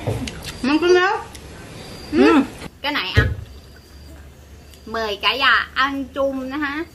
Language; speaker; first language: Vietnamese; non-native, learner; Thai